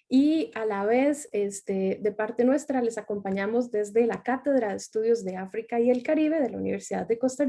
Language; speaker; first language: Spanish; native; Spanish